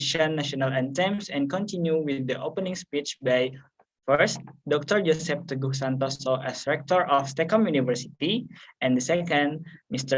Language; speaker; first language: English; non-native, fluent; Indonesian